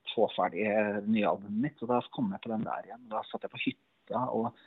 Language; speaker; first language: Norwegian; native; Norwegian